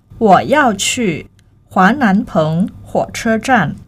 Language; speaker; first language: Chinese; non-native, fluent; Thai